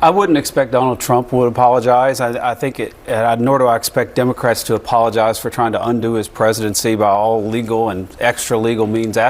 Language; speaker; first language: English; native; English